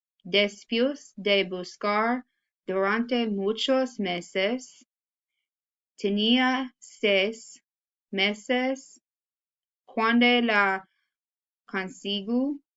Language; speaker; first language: Spanish; non-native, learner; English